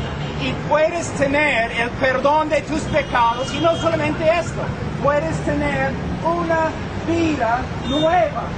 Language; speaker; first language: Spanish; non-native, fluent; English